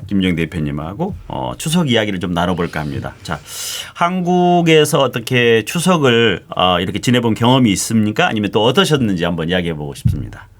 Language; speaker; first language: Korean; native; Korean